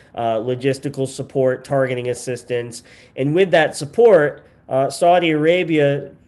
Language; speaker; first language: English; native; English